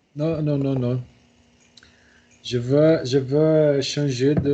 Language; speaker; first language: French; non-native, learner; Portuguese